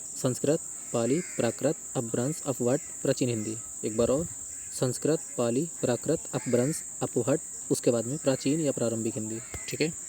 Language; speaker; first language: Hindi; native; Hindi